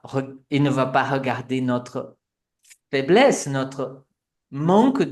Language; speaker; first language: French; non-native, fluent; Portuguese